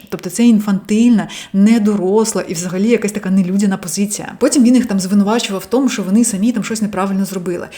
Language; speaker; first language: Ukrainian; non-native, local second language; Russian